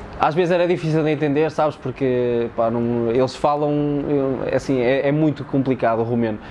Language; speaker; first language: Portuguese; native; Portuguese